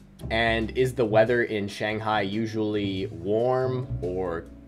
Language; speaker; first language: English; native; English